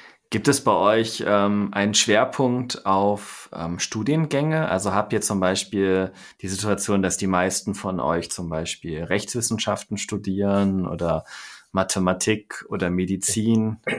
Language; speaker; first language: German; native; German